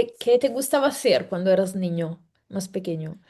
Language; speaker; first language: Spanish; non-native, fluent; Italian